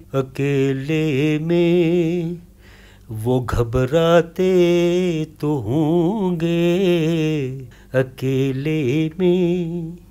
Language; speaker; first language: Hindi; non-native, local second language; Punjabi